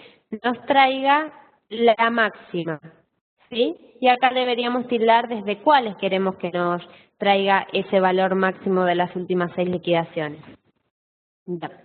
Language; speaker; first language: Spanish; native; Spanish